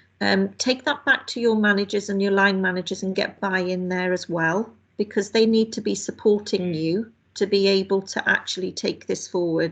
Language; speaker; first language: English; native; English